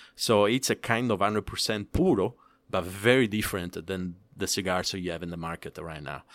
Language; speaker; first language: English; non-native, fluent; Italian